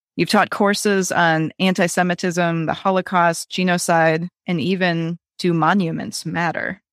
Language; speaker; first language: English; native; English